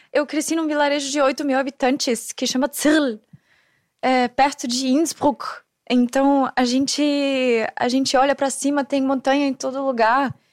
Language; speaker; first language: Portuguese; non-native, fluent; German